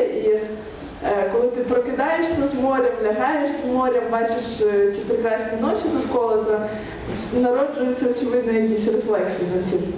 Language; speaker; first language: Ukrainian; native; Ukrainian